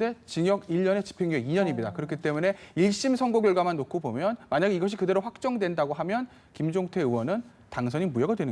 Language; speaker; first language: Korean; native; Korean